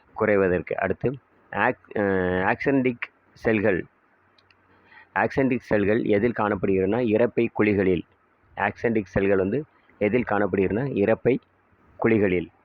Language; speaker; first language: Tamil; native; Tamil